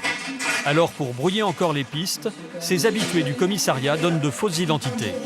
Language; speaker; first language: French; native; French